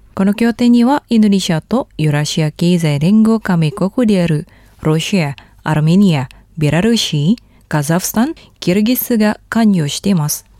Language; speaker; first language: Japanese; non-native, fluent; Indonesian